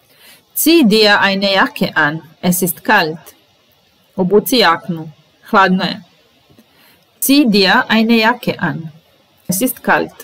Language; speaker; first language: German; non-native, fluent; Serbian